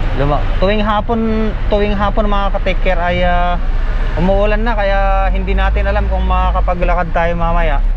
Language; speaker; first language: Filipino; native; Filipino